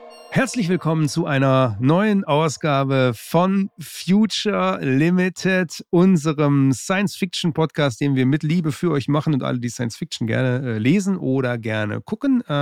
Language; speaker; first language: German; native; German